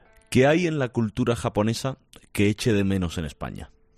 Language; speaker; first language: Spanish; native; Spanish